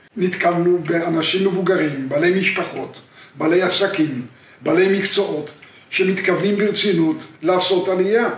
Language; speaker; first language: Hebrew; native; Hebrew